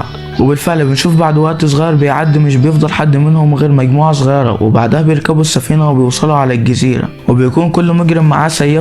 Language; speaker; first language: Arabic; native; Arabic